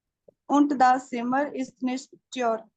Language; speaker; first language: German; non-native, learner; Hindi